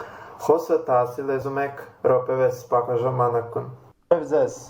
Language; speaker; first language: Armenian; non-native, learner; Portuguese